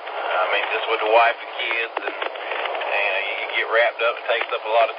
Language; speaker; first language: English; native; English